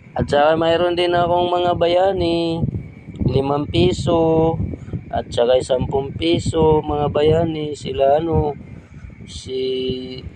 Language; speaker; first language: Filipino; native; Filipino